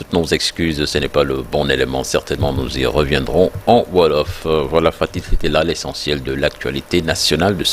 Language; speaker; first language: French; non-native, local second language; Wolof